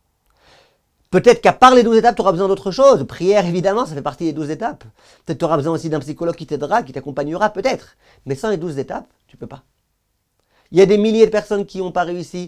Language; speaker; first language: French; native; French